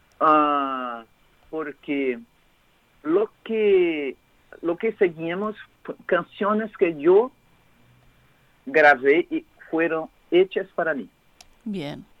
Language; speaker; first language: Spanish; non-native, learner; Portuguese